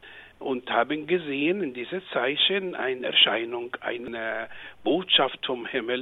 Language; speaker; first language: German; non-native, fluent; Arabic